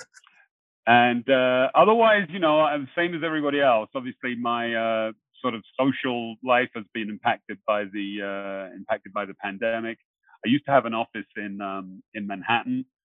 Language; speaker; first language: English; native; English